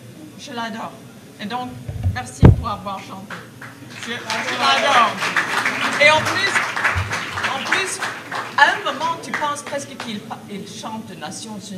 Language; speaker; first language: French; non-native, fluent; Swedish